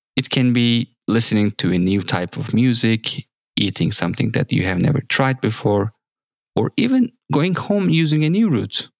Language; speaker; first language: English; non-native, fluent; Turkish